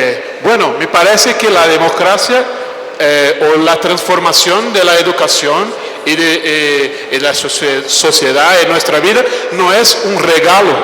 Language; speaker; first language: Spanish; non-native, fluent; Portuguese